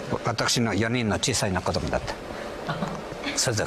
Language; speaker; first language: Japanese; early bilingual, heritage; Spanish